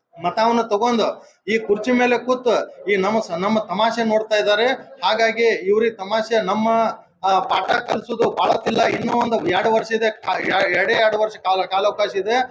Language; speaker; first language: Kannada; non-native, local second language; Lambadi